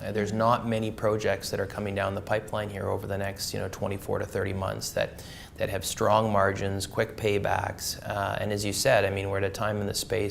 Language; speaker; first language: English; native; English